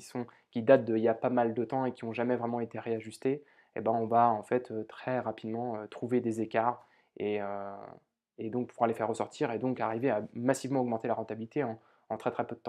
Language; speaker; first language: French; native; French